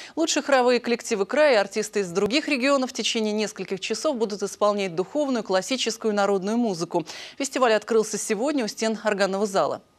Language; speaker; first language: Russian; native; Russian